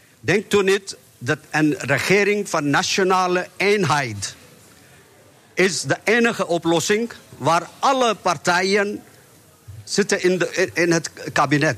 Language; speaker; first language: Dutch; non-native, fluent; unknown